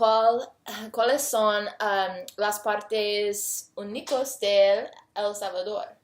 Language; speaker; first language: Spanish; non-native, learner; English